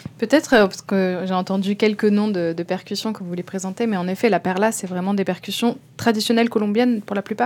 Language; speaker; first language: French; native; French